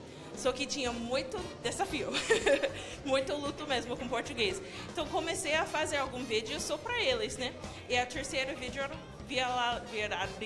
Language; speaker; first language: Portuguese; non-native, fluent; English